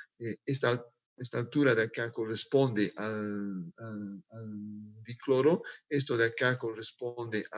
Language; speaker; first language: Spanish; native; Spanish